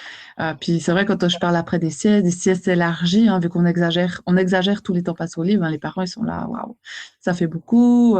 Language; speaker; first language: French; native; French